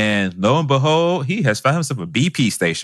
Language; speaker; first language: English; native; English